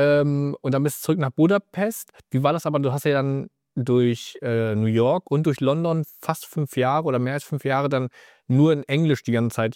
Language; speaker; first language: German; native; German